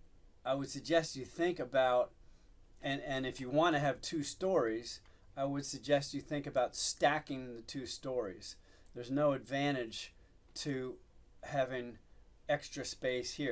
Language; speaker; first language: English; native; English